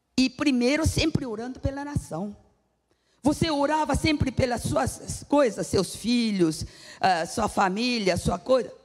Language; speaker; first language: Portuguese; non-native, fluent; Korean